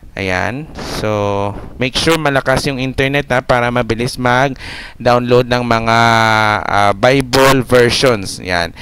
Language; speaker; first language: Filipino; non-native, local second language; Hiligaynon